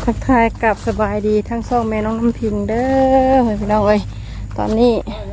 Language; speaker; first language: Thai; native; Thai